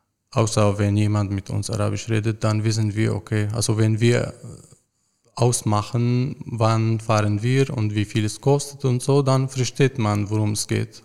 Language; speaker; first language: German; non-native, fluent; Arabic